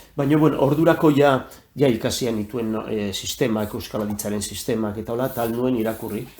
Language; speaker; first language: Basque; native; Basque